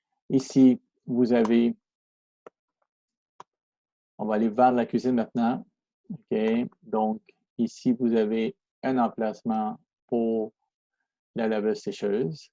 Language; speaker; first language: French; non-native, fluent; Spanish